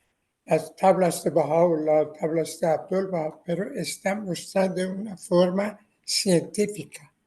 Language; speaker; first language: Spanish; non-native, fluent; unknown